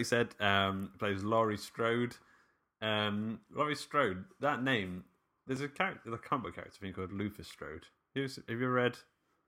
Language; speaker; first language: English; native; English